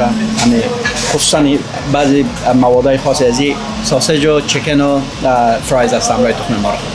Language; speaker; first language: Persian; native; Persian